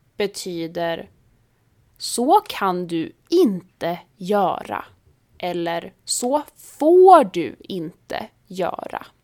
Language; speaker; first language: Swedish; native; Swedish